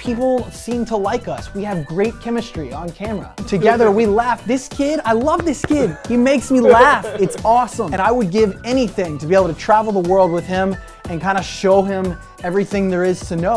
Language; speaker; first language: English; native; English